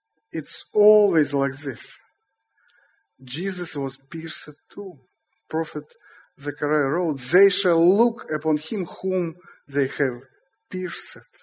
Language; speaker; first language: English; non-native, fluent; Russian